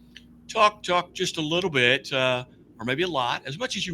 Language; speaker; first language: English; native; English